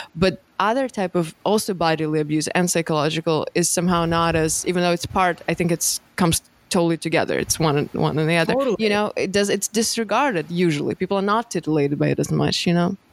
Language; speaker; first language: English; non-native, fluent; Russian